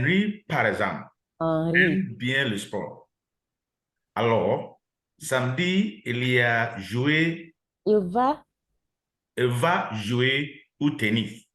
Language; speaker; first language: French; non-native, learner; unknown